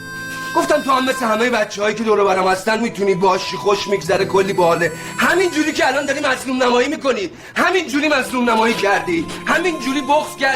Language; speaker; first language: Persian; native; Persian